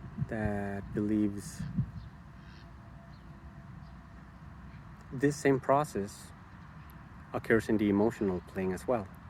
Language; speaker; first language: English; non-native, fluent; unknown